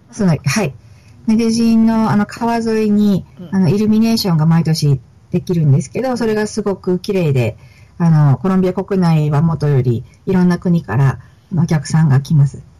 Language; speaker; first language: Japanese; native; Japanese